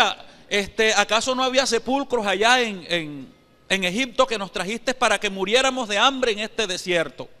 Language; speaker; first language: Spanish; native; Spanish